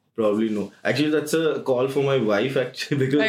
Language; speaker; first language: English; non-native, local second language; Bangla